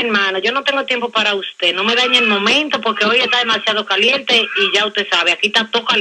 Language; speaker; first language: Spanish; native; Spanish